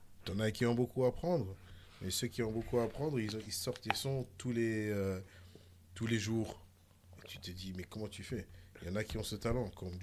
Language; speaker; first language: French; native; French